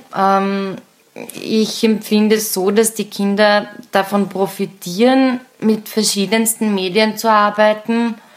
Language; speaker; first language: German; native; German